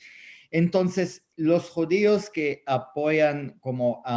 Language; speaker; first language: Spanish; non-native, fluent; Arabic